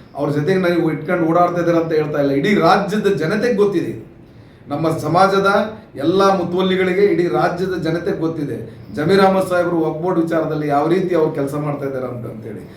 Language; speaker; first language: Kannada; non-native, local second language; Urdu